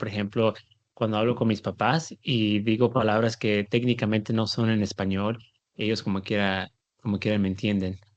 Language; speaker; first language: Spanish; early bilingual, heritage; Spanish